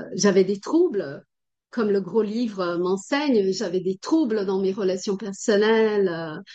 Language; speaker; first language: French; non-native, fluent; Portuguese